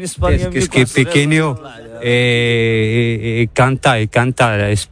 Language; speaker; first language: Spanish; non-native, learner; Arabic